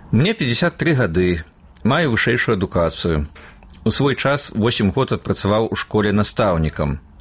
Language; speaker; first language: Belarusian; native; Belarusian